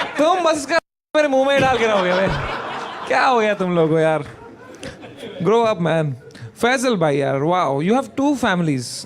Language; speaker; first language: Hindi; native; Hindi